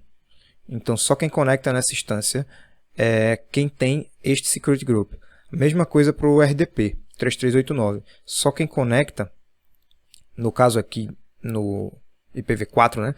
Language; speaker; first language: Portuguese; native; Portuguese